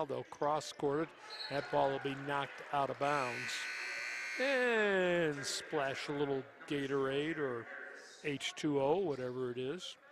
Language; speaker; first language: English; native; English